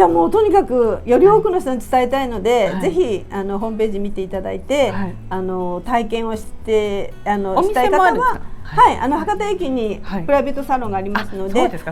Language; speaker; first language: Japanese; native; Japanese